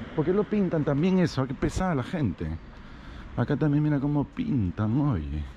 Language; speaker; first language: Spanish; native; Spanish